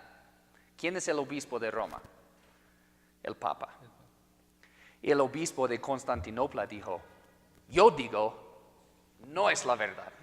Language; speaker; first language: Spanish; non-native, fluent; English